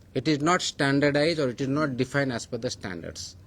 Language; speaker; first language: Hindi; non-native, local second language; Marathi